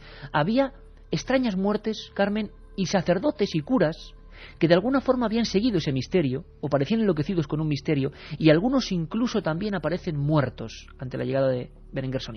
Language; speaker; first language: Spanish; native; Spanish